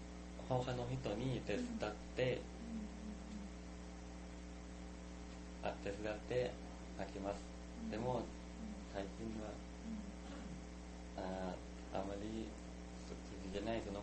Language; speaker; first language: Japanese; non-native, learner; Thai